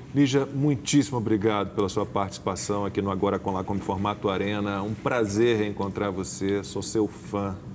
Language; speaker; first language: Portuguese; native; Portuguese